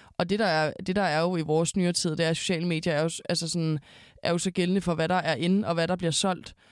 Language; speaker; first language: Danish; native; Danish